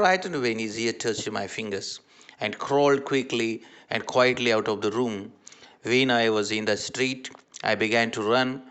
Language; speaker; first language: English; non-native, local second language; Marathi